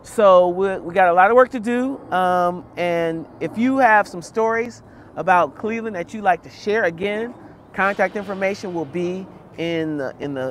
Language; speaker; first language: English; native; English